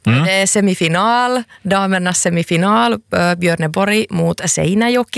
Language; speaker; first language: Swedish; non-native, local second language; Finnish